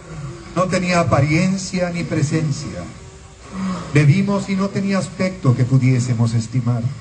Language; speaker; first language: Spanish; native; Spanish